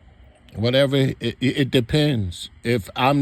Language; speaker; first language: English; native; English